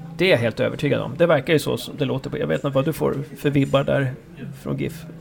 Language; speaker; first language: Swedish; native; Swedish